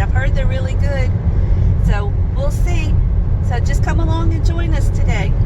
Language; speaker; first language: English; native; English